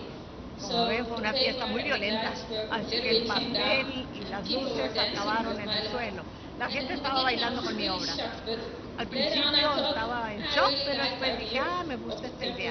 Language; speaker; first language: Spanish; non-native, fluent; Dutch